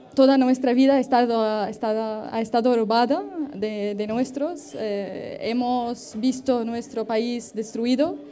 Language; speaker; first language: Spanish; non-native, fluent; Arabic